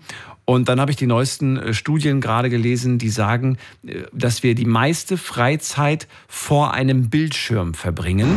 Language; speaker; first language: German; native; German